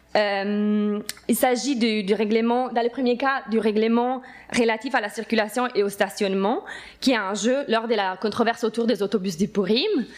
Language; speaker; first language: French; non-native, fluent; Italian